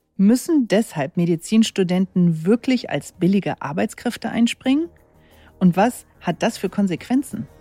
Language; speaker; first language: German; native; German